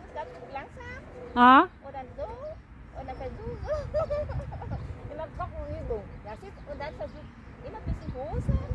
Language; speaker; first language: German; non-native, learner; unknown